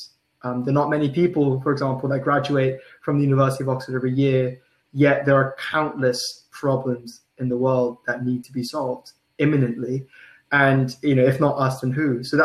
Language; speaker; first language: English; non-native, local second language; Cantonese